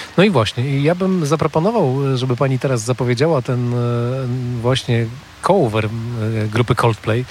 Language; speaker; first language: Polish; native; Polish